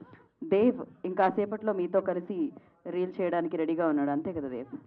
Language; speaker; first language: Telugu; native; Telugu